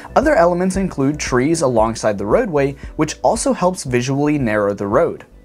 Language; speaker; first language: English; native; English